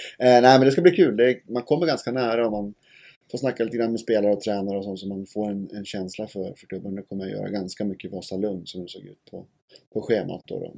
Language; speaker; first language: Swedish; native; Swedish